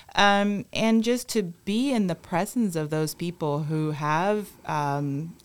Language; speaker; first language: English; non-native, fluent; Spanish